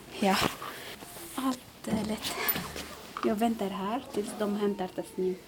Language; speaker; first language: Swedish; non-native, learner; Arabic